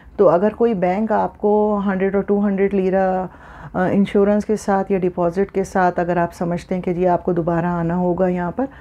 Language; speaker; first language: Urdu; native; Urdu